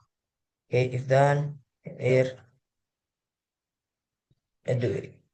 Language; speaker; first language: English; non-native, learner; Indonesian